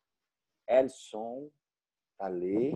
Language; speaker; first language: French; non-native, learner; Portuguese